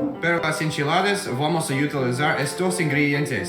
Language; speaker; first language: Spanish; non-native, learner; English